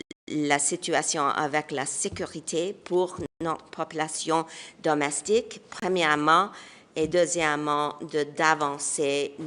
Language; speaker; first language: French; non-native, fluent; English